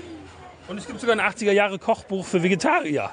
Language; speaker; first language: German; native; German